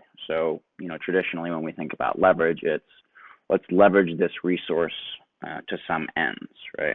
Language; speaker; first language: English; native; English